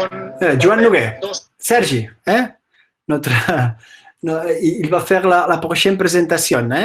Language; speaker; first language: French; non-native, fluent; Catalan